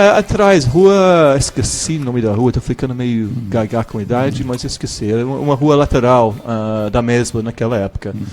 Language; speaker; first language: Portuguese; non-native, fluent; English